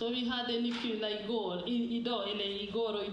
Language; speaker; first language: Swedish; non-native, fluent; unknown